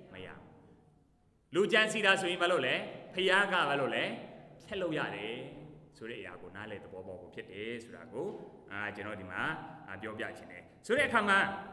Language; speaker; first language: Burmese; non-native, local second language; Kachin